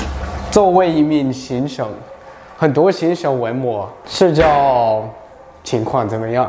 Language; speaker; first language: Chinese; non-native, learner; English